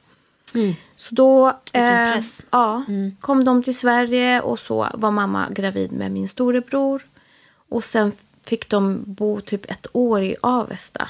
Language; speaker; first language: Swedish; native; Swedish